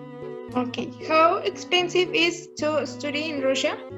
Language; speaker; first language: English; non-native, learner; Spanish